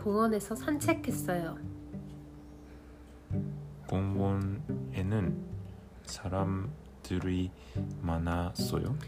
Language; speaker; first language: Korean; non-native, learner; Japanese